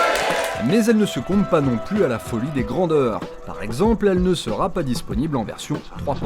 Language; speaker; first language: French; native; French